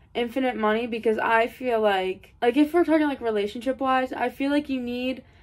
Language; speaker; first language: English; native; English